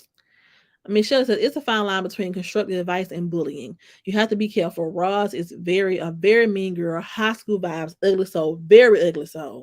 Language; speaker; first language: English; native; English